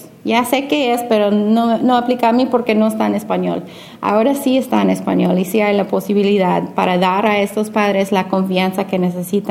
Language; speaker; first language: Spanish; non-native, fluent; English